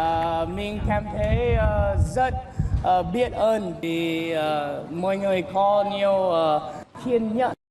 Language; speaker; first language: Vietnamese; non-native, learner; English